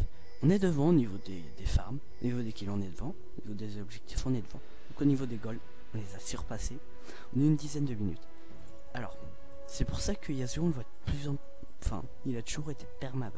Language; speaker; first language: French; native; French